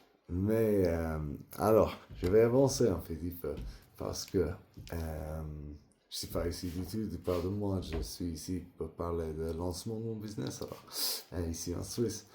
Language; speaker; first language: French; non-native, learner; English